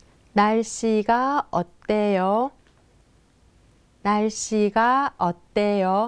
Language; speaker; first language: Korean; non-native, fluent; Thai